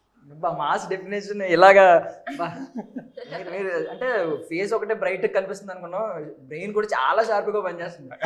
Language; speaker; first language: Telugu; native; Telugu